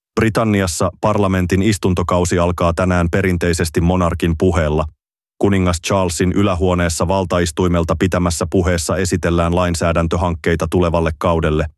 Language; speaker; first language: Finnish; native; Finnish